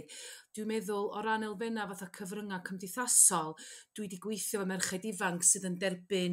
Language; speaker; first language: Welsh; native; Welsh